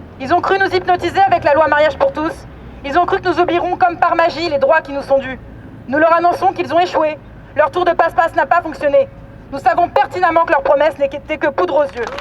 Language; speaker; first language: French; native; French